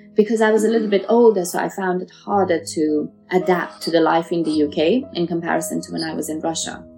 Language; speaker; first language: English; non-native, local second language; Persian